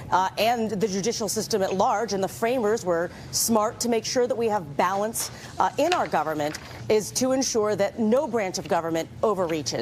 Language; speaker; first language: English; native; English